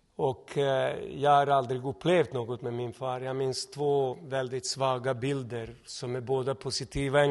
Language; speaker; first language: Swedish; non-native, fluent; Serbian